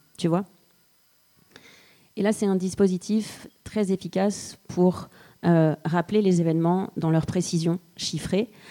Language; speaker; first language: French; native; French